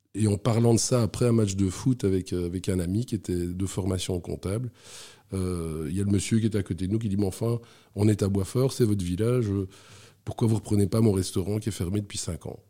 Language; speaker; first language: French; native; French